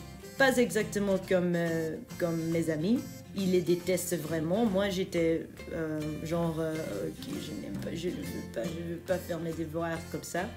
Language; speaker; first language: French; non-native, local second language; Dutch